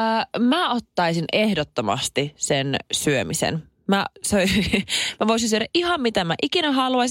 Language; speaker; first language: Finnish; native; Finnish